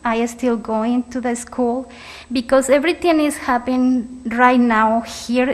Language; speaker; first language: English; non-native, learner; Spanish